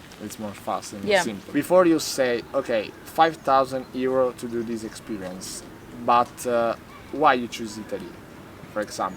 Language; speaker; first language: English; non-native, learner; Italian